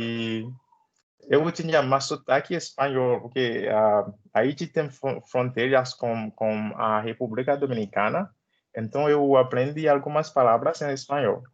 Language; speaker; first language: Portuguese; non-native, learner; Haitian Creole